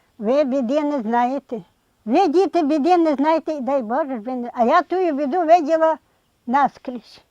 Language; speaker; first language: Ukrainian; native; Ukrainian